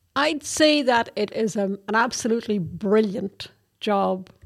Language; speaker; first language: English; native; English